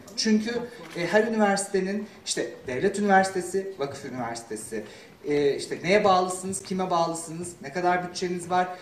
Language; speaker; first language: Turkish; native; Turkish